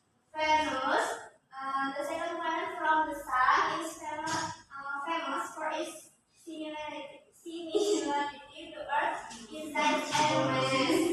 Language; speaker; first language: English; non-native, learner; Indonesian